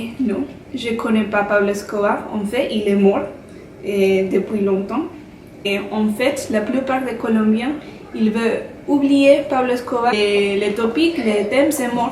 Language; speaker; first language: French; non-native, fluent; Spanish